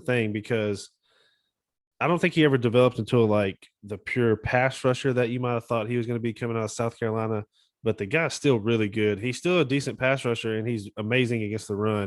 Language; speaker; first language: English; native; English